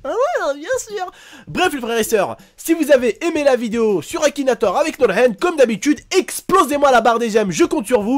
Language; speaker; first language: French; native; French